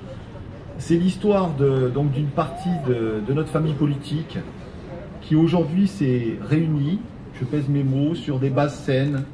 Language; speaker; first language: French; native; French